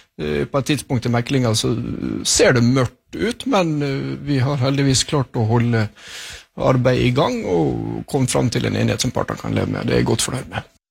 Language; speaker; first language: Norwegian; native; Norwegian